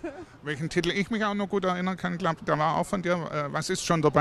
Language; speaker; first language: German; native; German